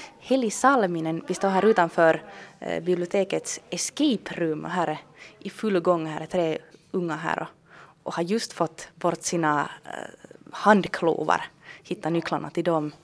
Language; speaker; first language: Swedish; native; Swedish